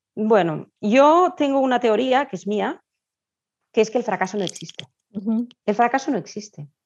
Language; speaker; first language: Spanish; native; Spanish